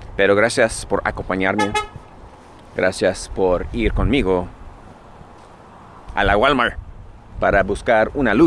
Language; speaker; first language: Spanish; early bilingual, heritage; Spanish